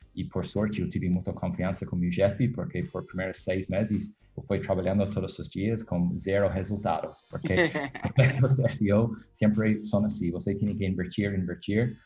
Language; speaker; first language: Portuguese; non-native, fluent; English